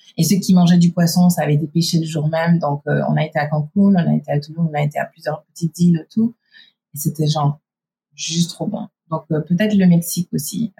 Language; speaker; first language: French; native; French